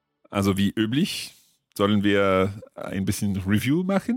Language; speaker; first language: German; non-native, learner; English